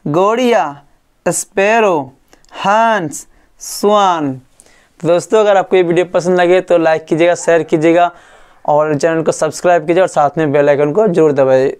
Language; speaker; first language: Hindi; native; Hindi